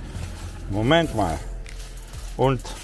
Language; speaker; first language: German; non-native, learner; Bulgarian